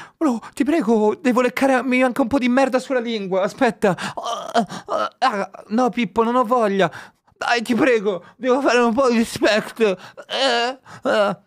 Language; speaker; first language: Italian; native; Italian